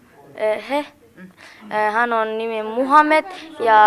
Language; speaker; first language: Finnish; non-native, learner; Persian